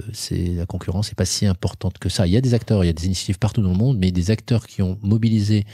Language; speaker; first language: French; non-native, local second language; Arabic